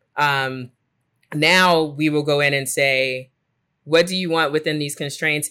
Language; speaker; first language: English; native; English